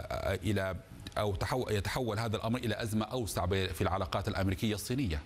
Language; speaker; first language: Arabic; native; Arabic